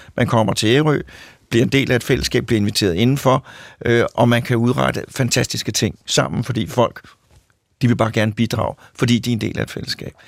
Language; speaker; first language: Danish; native; Danish